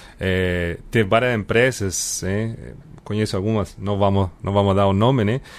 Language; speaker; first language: Portuguese; non-native, fluent; Spanish